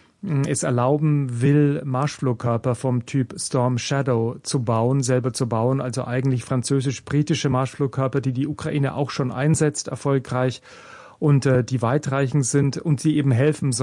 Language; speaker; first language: German; native; German